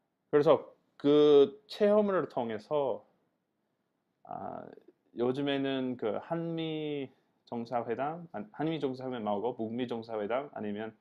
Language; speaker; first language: Korean; non-native, learner; English